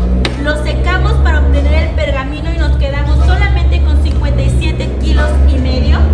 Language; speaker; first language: Spanish; native; Spanish